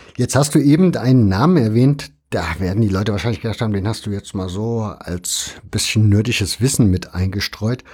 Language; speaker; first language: German; native; German